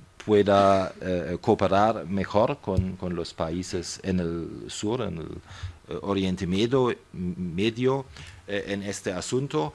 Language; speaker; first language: Spanish; non-native, fluent; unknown